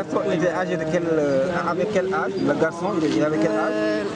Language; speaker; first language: French; native; French